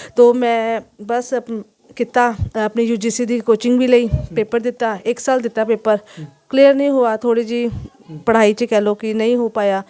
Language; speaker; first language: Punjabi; non-native, local second language; Hindi